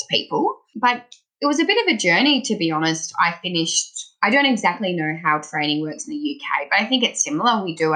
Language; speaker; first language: English; native; English